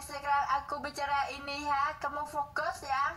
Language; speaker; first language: Indonesian; non-native, learner; Vietnamese